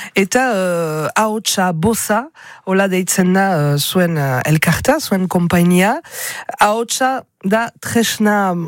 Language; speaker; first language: Basque; native; Basque